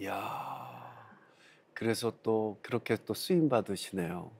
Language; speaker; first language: Korean; native; Korean